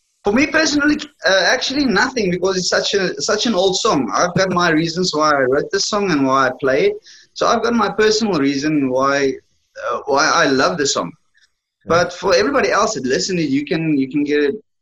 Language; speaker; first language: English; non-native, local second language; Afrikaans